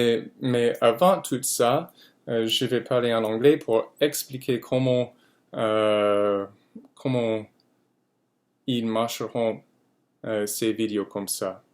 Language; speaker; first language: French; non-native, fluent; English